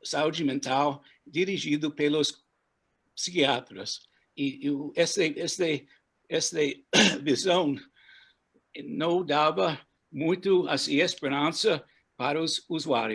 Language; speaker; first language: Portuguese; non-native, fluent; English